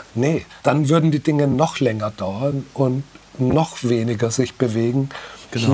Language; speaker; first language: German; native; German